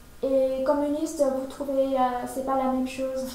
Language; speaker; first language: French; non-native, fluent; Vietnamese